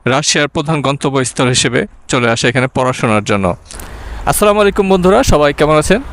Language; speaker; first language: Bangla; native; Bangla